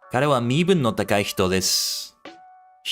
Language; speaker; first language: Japanese; non-native, learner; English